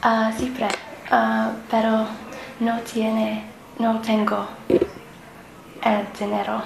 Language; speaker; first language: Spanish; non-native, learner; English